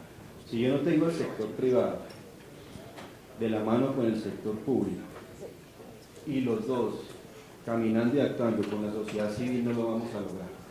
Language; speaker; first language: Spanish; native; Spanish